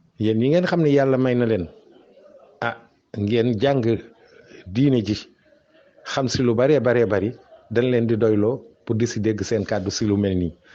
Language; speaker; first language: Wolof; native; Wolof